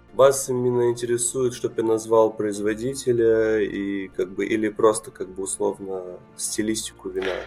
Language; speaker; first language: Russian; early bilingual, other home language; Romanian